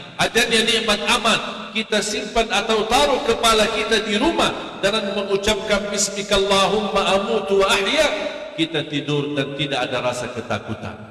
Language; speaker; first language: Malay; non-native, fluent; Arabic